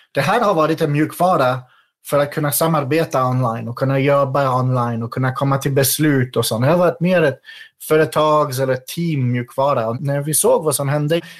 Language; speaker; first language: Swedish; non-native, fluent; French